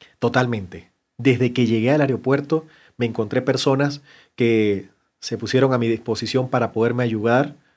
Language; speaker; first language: Spanish; native; Spanish